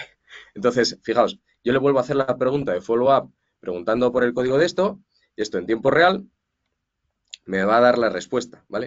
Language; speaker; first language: Spanish; native; Spanish